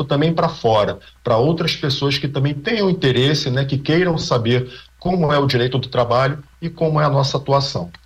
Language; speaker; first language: Portuguese; native; Portuguese